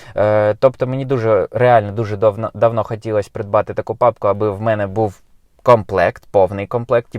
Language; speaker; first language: Ukrainian; non-native, local second language; Russian